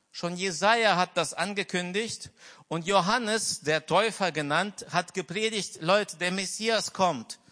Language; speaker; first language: German; native; German